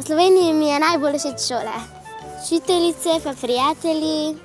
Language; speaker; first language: Slovenian; early bilingual, other home language; Arabic